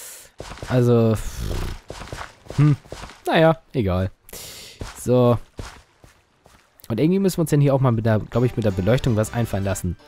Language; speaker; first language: German; native; German